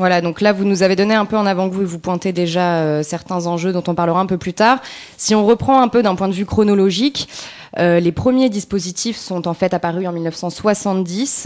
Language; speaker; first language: French; native; French